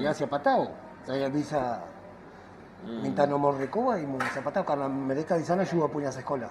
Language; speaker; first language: Indonesian; non-native, fluent; Spanish